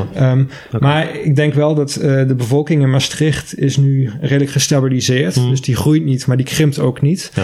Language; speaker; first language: Dutch; native; Dutch